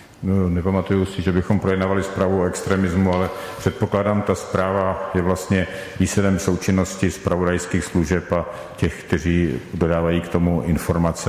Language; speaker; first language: Czech; native; Czech